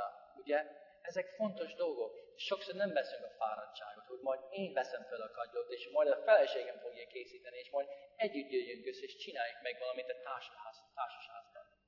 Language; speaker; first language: Hungarian; non-native, fluent; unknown